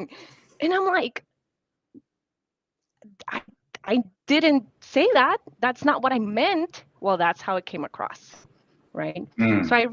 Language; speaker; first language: English; non-native, fluent; Polish